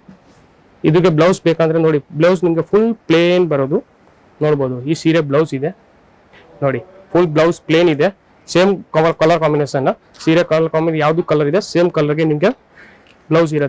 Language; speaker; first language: Kannada; non-native, fluent; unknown